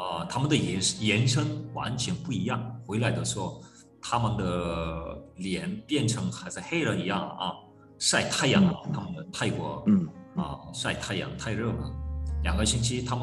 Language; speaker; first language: Chinese; non-native, fluent; Korean